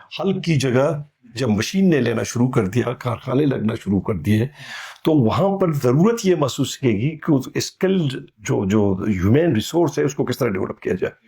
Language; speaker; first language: Urdu; non-native, local second language; Baluchi